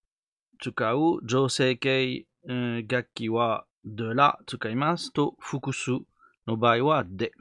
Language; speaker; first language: Japanese; non-native, learner; French